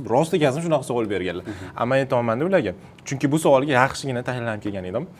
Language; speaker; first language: Uzbek; non-native, local second language; Russian